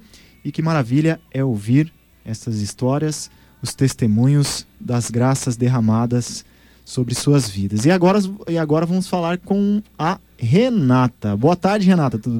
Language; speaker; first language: Portuguese; native; Portuguese